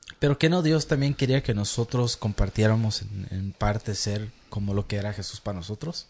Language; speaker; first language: Spanish; early bilingual, heritage; Spanish